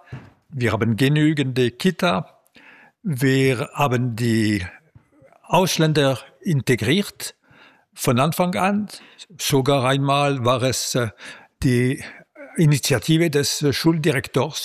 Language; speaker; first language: German; non-native, local second language; French